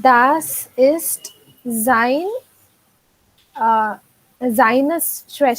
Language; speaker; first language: German; non-native, learner; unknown